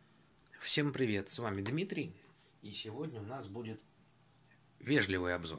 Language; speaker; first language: Russian; native; Russian